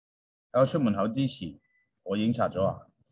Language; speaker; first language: Chinese; native; Chinese